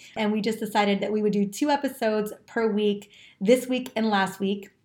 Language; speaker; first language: English; native; English